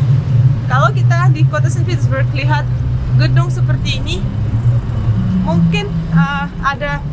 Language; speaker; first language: Indonesian; non-native, fluent; Russian